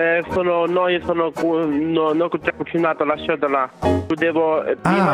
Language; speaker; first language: Italian; non-native, learner; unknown